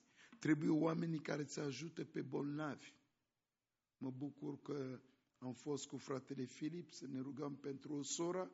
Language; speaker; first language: Romanian; non-native, fluent; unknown